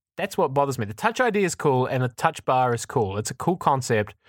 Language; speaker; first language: English; native; English